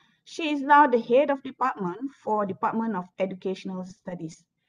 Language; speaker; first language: English; non-native, local second language; Malay